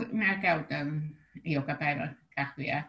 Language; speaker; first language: Finnish; non-native, learner; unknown